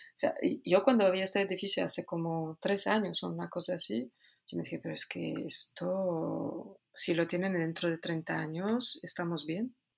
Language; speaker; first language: Spanish; non-native, fluent; Polish